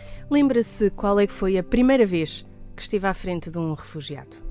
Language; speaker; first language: Portuguese; native; Portuguese